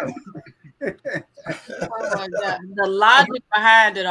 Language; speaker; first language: English; native; English